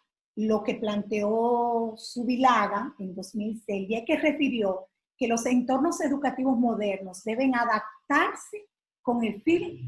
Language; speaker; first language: Spanish; native; Spanish